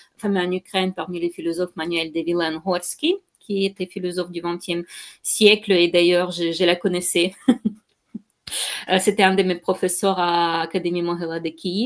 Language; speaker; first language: French; non-native, fluent; Ukrainian